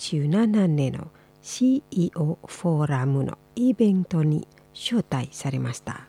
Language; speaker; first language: Japanese; non-native, fluent; Indonesian